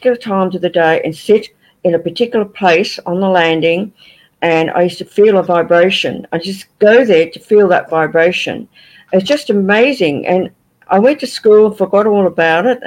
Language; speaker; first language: English; native; English